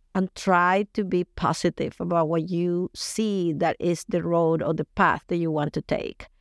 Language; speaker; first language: English; non-native, fluent; Spanish